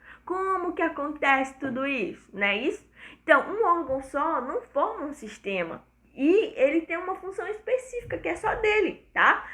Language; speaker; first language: Portuguese; native; Portuguese